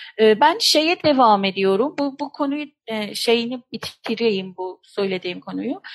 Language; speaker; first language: Turkish; non-native, fluent; Persian